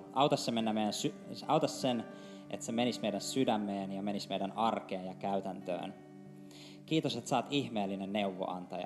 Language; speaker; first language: Finnish; native; Finnish